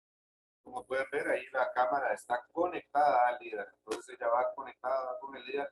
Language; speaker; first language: Spanish; native; Spanish